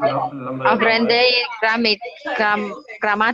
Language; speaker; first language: Spanish; non-native, learner; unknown